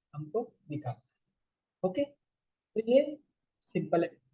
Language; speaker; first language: Hindi; non-native, local second language; Marathi